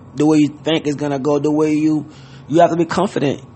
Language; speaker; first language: English; non-native, fluent; Haitian Creole